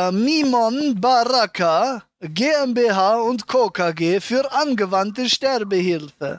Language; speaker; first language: German; native; German